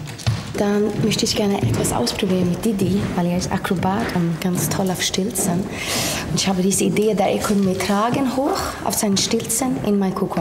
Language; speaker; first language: German; non-native, fluent; Swedish